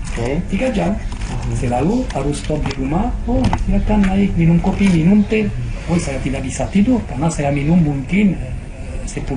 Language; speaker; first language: Indonesian; non-native, fluent; French